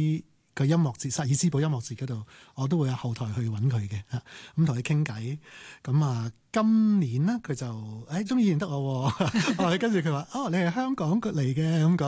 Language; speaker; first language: Cantonese; native; Cantonese